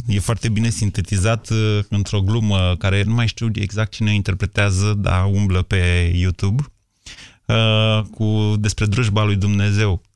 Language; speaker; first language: Romanian; native; Romanian